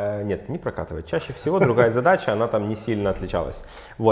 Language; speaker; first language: Russian; native; Russian